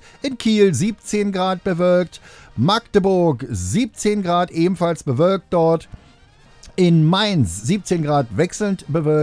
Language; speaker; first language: German; native; German